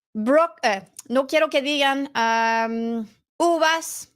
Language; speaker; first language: Spanish; non-native, learner; English